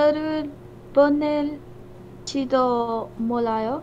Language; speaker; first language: Korean; non-native, learner; Spanish